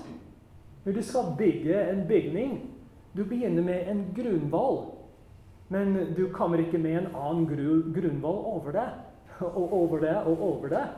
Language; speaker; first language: Norwegian; non-native, fluent; English